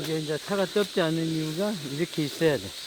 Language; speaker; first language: Korean; native; Korean